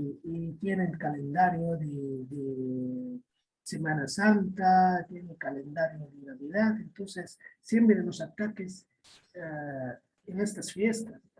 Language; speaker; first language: Spanish; non-native, fluent; Arabic